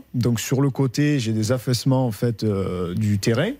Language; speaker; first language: French; native; French